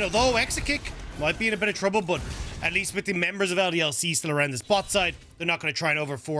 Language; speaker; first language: English; native; English